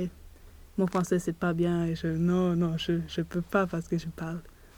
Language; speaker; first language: French; non-native, learner; Swedish